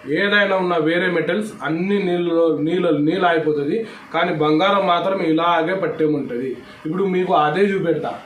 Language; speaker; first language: Telugu; non-native, fluent; Marathi